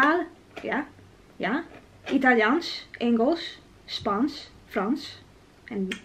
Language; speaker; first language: Dutch; non-native, learner; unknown